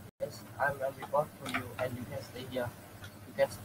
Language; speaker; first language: English; non-native, learner; Vietnamese